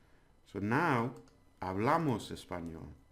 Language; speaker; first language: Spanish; non-native, learner; English